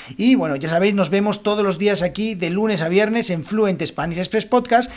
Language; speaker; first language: Spanish; native; Spanish